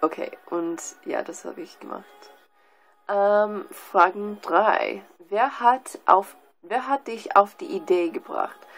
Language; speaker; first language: German; non-native, learner; English